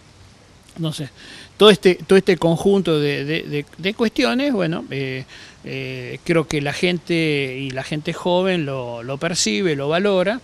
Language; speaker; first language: Spanish; native; Spanish